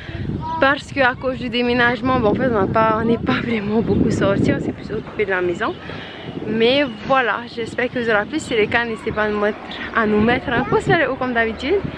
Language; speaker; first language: French; native; French